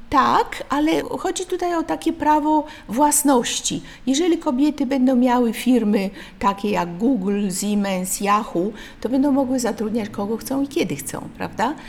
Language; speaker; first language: Polish; native; Polish